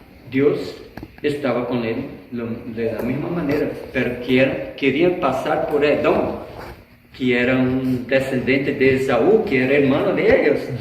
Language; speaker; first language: Spanish; non-native, fluent; Portuguese